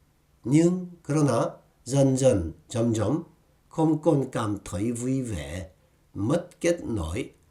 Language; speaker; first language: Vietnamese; non-native, fluent; Korean